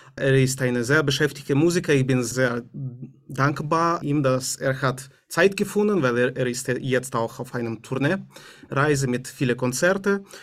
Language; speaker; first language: German; non-native, learner; Romanian